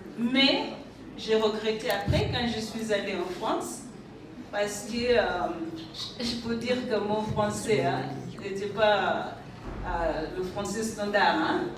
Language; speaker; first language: French; non-native, fluent; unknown